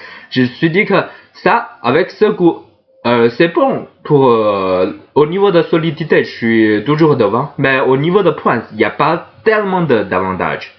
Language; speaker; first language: French; non-native, fluent; Chinese